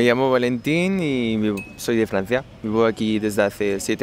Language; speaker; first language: Spanish; non-native, fluent; French